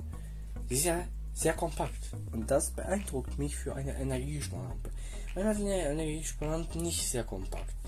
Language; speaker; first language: German; non-native, fluent; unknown